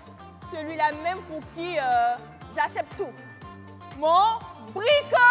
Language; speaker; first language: French; native; French